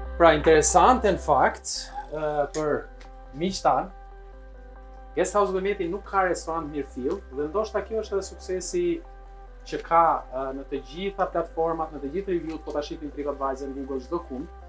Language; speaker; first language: Albanian; native; Albanian